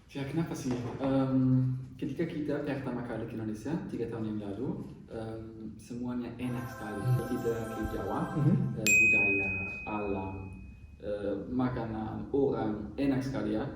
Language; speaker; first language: Indonesian; non-native, learner; German